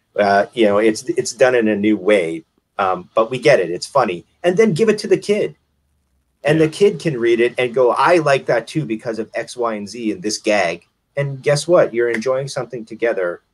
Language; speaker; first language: English; native; English